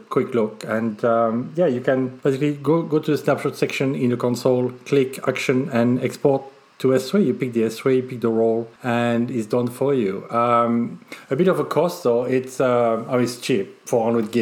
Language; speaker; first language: English; non-native, fluent; French